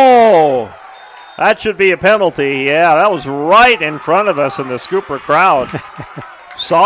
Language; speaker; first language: English; native; English